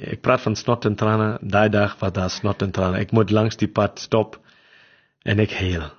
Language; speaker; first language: Afrikaans; non-native, local second language; English